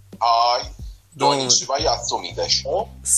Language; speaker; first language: Japanese; non-native, learner; Persian